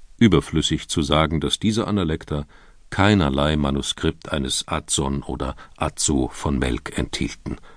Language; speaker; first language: German; native; German